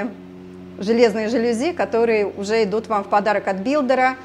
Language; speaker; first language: Russian; native; Russian